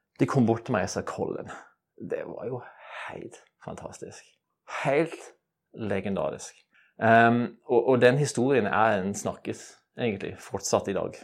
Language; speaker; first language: Norwegian; non-native, fluent; English